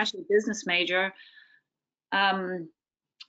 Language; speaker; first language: English; native; English